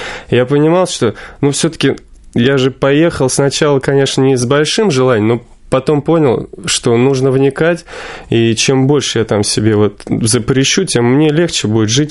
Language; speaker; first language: Russian; native; Russian